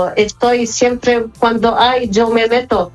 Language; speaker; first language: Spanish; non-native, fluent; Arabic